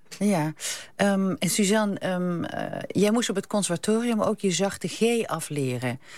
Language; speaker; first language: Dutch; native; Dutch